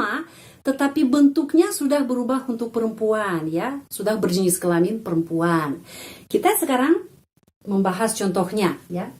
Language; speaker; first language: Indonesian; non-native, fluent; Russian